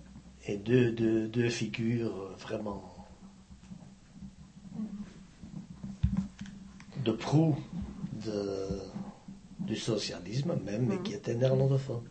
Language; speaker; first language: French; native; French